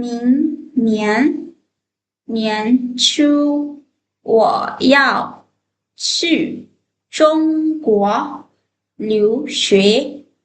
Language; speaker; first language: Chinese; non-native, fluent; Lao